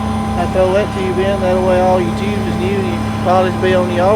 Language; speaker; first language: English; native; English